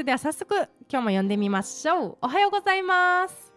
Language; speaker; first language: Japanese; native; Japanese